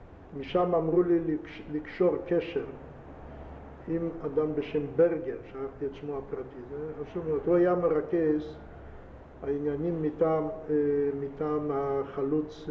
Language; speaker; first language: Hebrew; non-native, fluent; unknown